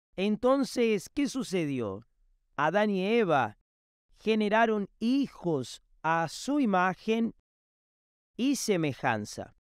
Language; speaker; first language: Spanish; non-native, fluent; Portuguese